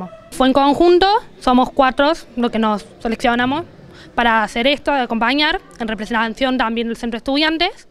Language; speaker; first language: Spanish; native; Spanish